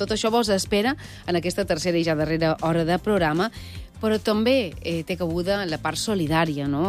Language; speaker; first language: Catalan; native; Catalan